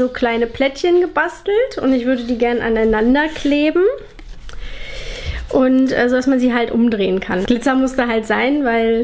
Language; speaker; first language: German; native; German